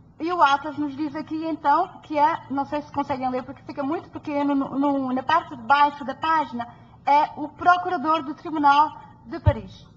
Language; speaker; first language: Portuguese; early bilingual, heritage; Portuguese